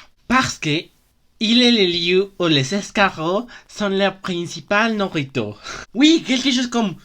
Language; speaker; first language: French; non-native, learner; Spanish